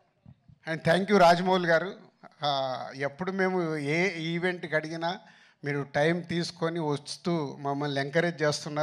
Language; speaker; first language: Telugu; native; Telugu